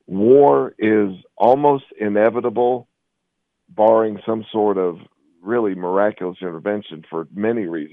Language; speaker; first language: English; native; English